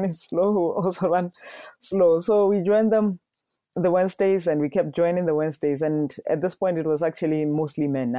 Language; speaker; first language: English; non-native, local second language; Tswana